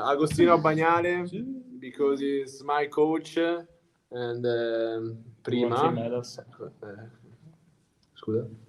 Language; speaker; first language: English; non-native, learner; Italian